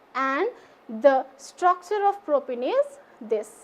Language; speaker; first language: English; non-native, local second language; Nepali